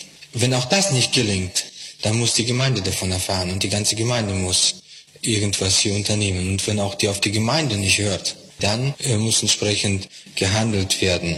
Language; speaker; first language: German; non-native, fluent; Russian